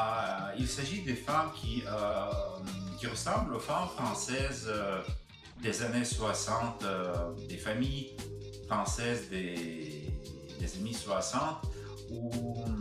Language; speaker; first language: French; non-native, fluent; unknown